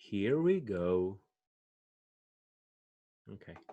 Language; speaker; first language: English; non-native, fluent; Polish